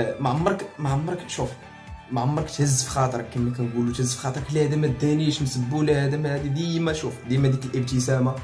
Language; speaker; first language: Arabic; native; Arabic